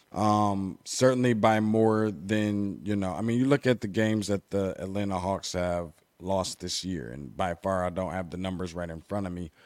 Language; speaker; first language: English; native; English